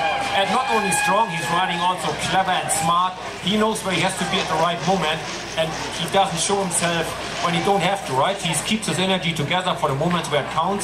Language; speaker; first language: English; non-native, fluent; German